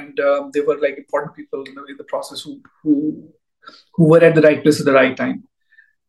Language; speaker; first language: English; non-native, local second language; Hindi